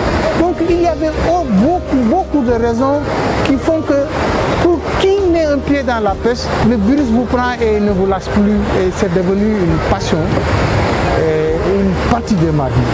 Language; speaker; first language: French; non-native, local second language; Wolof